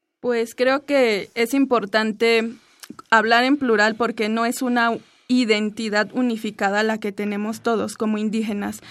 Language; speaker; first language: Spanish; non-native, local second language; Zapotec